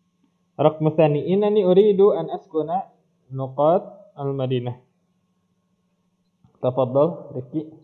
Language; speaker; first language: Arabic; non-native, fluent; Indonesian